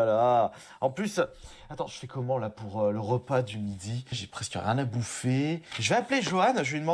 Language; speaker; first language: French; native; French